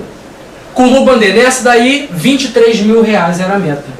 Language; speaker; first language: Portuguese; native; Portuguese